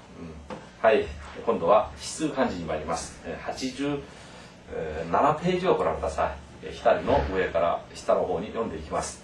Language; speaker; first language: Japanese; non-native, fluent; Korean